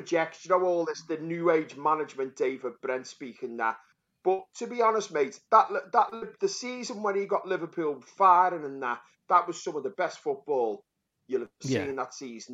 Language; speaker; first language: English; native; English